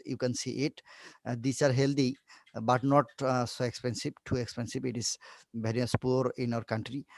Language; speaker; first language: English; non-native, learner; Bangla